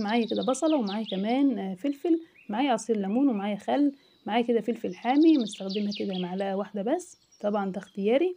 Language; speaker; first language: Arabic; native; Arabic